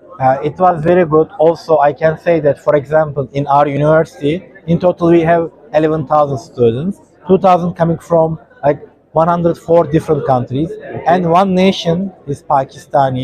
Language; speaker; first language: English; non-native, fluent; Turkish